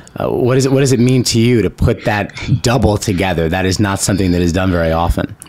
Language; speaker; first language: English; native; English